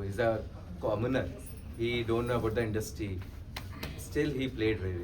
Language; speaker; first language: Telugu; non-native, learner; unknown